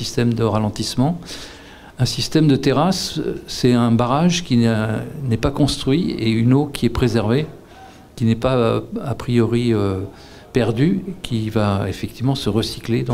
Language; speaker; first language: French; native; French